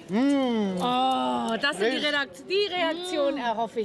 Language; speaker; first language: German; native; German